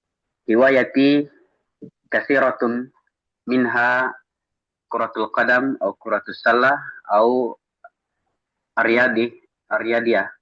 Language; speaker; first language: Arabic; non-native, learner; Indonesian